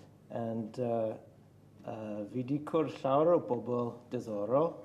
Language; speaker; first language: Welsh; non-native, learner; English